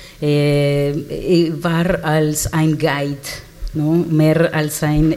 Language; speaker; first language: German; non-native, learner; Spanish